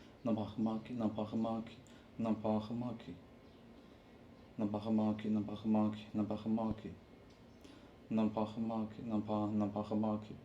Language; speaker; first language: French; non-native, learner; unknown